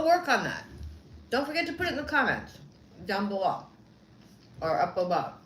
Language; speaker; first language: English; native; English